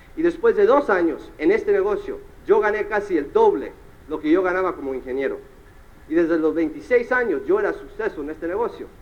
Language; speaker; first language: Spanish; early bilingual, heritage; Spanish